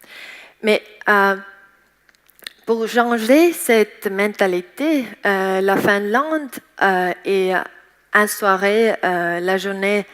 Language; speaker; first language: French; non-native, learner; Estonian